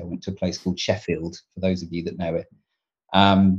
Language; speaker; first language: English; native; English